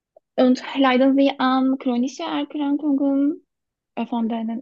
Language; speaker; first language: German; non-native, learner; Turkish